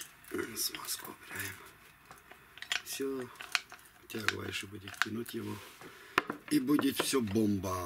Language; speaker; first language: Russian; non-native, fluent; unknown